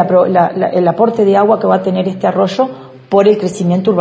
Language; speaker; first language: Spanish; native; Spanish